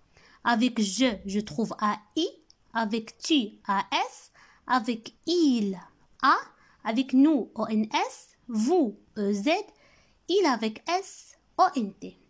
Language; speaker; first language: French; non-native, local second language; Arabic